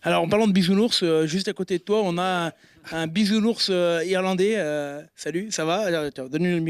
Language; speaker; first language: French; native; French